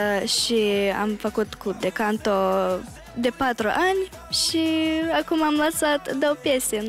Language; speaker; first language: Romanian; early bilingual, heritage; Romanian